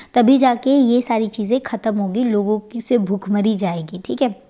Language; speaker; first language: Hindi; native; Hindi